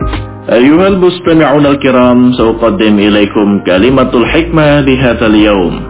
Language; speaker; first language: Arabic; non-native, fluent; Indonesian